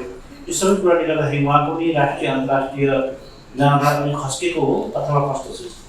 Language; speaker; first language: Nepali; native; Nepali